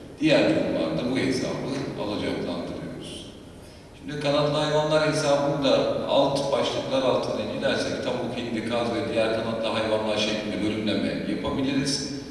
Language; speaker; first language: Turkish; native; Turkish